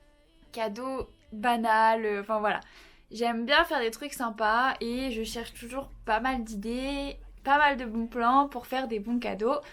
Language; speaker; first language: French; native; French